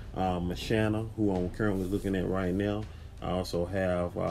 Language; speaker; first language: English; native; English